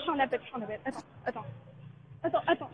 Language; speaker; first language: French; native; French